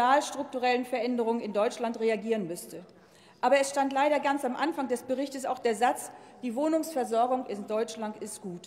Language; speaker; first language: German; native; German